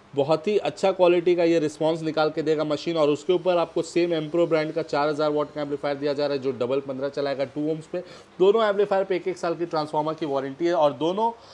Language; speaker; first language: Hindi; native; Hindi